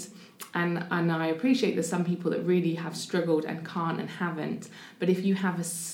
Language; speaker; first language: English; native; English